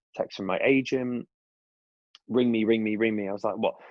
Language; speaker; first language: English; native; English